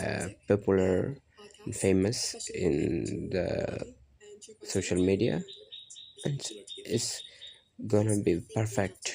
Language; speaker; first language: English; non-native, learner; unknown